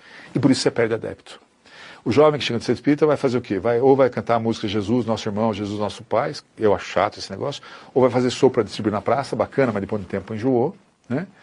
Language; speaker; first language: Portuguese; native; Portuguese